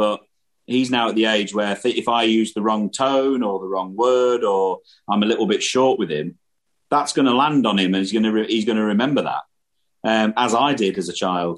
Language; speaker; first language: English; native; English